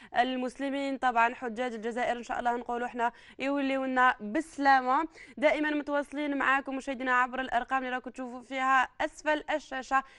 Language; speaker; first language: Arabic; native; Arabic